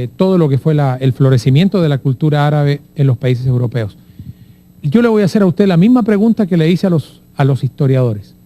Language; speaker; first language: Spanish; native; Spanish